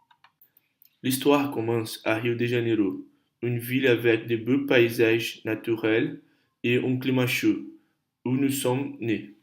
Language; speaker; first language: French; non-native, learner; Portuguese